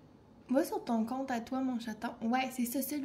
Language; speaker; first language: French; native; French